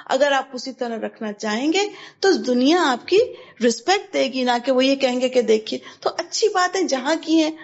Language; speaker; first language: Urdu; native; Urdu